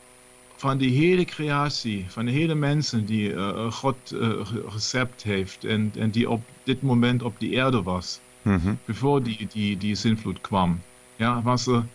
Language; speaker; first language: Dutch; non-native, learner; German